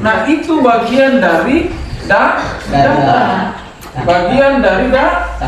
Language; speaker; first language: Indonesian; native; Indonesian